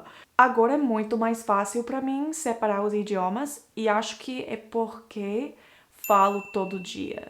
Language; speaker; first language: Portuguese; non-native, fluent; English